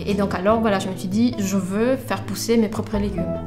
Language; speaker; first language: French; non-native, fluent; Spanish